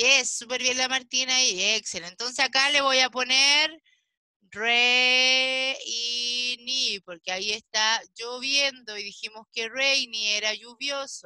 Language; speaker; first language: Spanish; native; Spanish